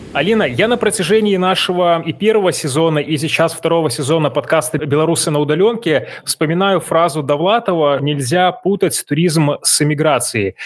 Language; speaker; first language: Russian; native; Russian